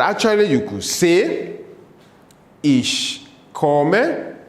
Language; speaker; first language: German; non-native, learner; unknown